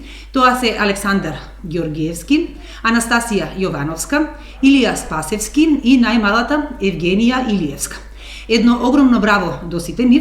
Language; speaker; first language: Macedonian; native; Macedonian